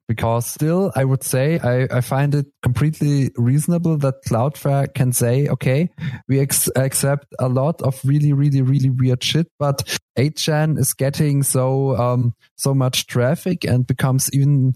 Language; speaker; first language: English; non-native, fluent; German